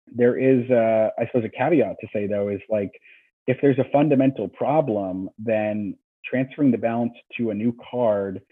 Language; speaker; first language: English; native; English